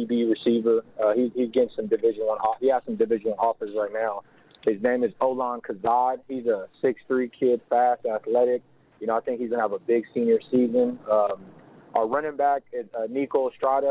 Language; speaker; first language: English; early bilingual, other home language; Lingala